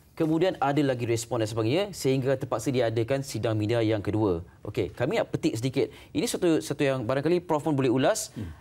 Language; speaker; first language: Malay; native; Malay